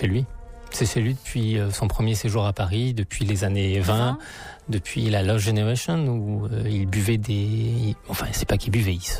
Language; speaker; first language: French; native; French